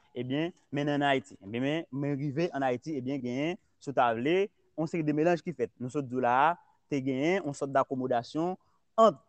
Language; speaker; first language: Haitian Creole; native; Haitian Creole